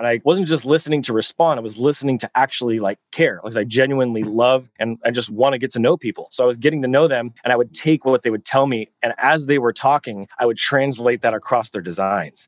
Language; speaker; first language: English; native; English